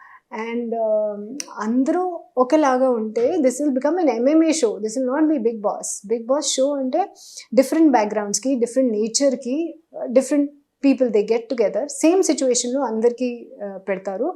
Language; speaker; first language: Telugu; non-native, local second language; Hindi